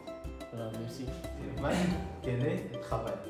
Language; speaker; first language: French; non-native, learner; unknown